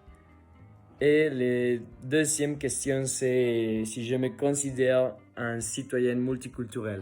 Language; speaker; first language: French; non-native, learner; Spanish